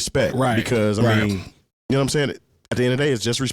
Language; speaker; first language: English; native; English